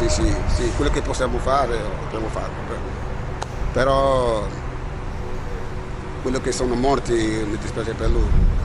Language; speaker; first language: Italian; non-native, learner; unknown